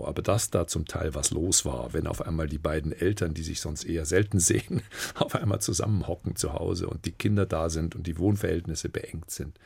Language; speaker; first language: German; native; German